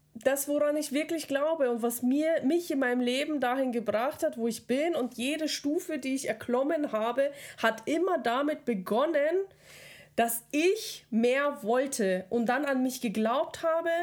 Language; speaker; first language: German; early bilingual, other home language; Russian